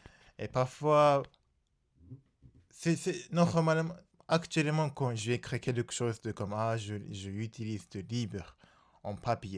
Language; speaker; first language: French; non-native, learner; Japanese